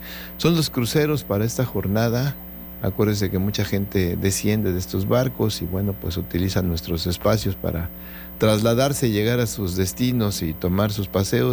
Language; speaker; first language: Spanish; native; Spanish